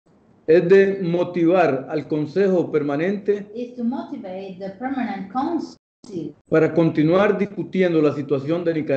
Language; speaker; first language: Spanish; native; Spanish